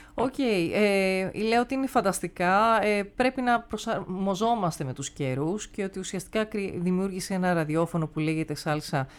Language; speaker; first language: Greek; native; Greek